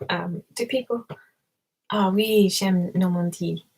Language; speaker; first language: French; non-native, learner; English